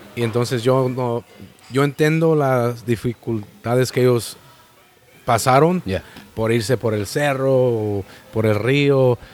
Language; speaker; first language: Spanish; native; Spanish